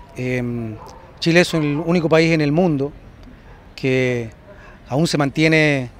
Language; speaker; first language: Spanish; native; Spanish